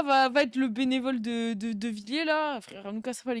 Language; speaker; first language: French; native; French